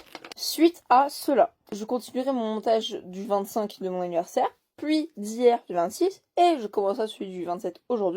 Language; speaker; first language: French; native; French